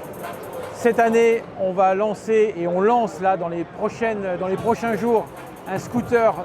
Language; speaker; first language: French; native; French